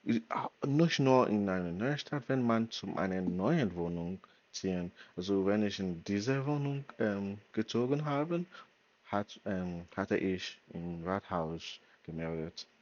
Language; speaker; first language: German; non-native, learner; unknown